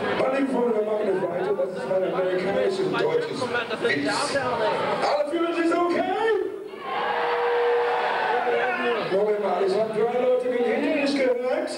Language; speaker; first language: German; non-native, learner; English